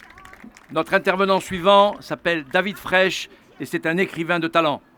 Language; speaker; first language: French; native; French